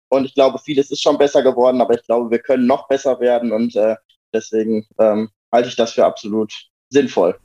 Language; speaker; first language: German; native; German